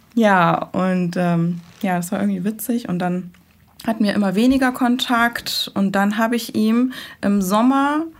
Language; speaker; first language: German; early bilingual, other home language; Persian